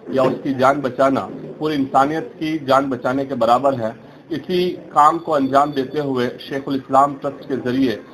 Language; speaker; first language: Urdu; native; Urdu